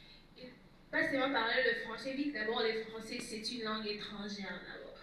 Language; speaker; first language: French; non-native, local second language; Lingala